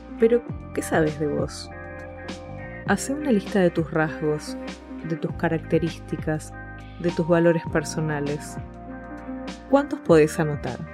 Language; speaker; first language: Spanish; native; Spanish